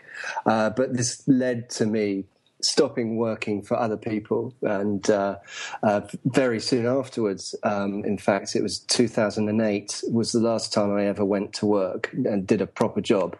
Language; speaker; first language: English; native; English